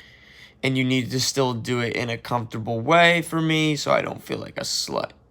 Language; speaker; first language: English; native; English